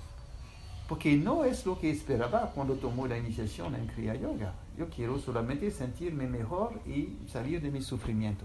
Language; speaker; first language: Spanish; non-native, fluent; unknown